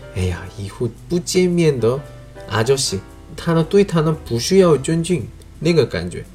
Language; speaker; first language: Chinese; non-native, learner; Korean